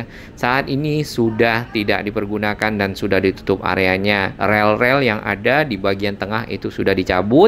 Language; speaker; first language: Indonesian; native; Indonesian